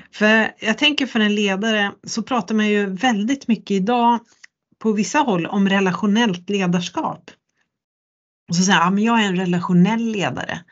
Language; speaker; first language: Swedish; native; Swedish